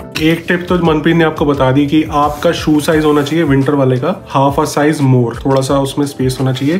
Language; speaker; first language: Hindi; native; Hindi